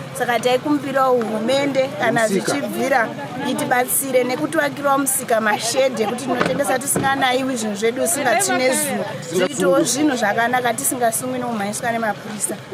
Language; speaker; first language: Shona; native; Shona